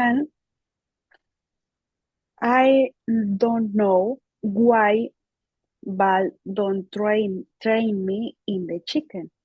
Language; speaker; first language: English; non-native, learner; Spanish